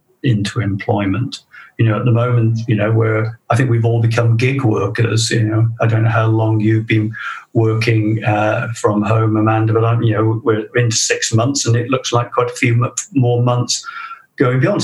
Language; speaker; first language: English; native; English